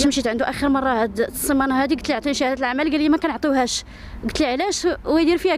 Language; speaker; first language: Arabic; native; Arabic